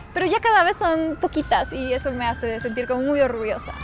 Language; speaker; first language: Spanish; non-native, fluent; Polish